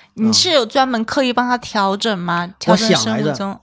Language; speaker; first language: Chinese; native; Chinese